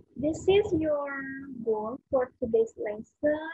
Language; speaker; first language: English; non-native, fluent; Indonesian